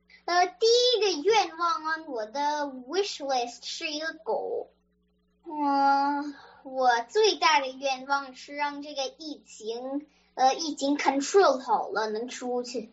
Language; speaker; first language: Chinese; early bilingual, other home language; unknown